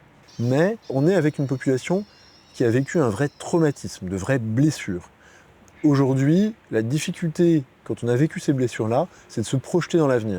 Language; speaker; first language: French; native; French